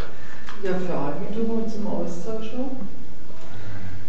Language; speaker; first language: German; native; German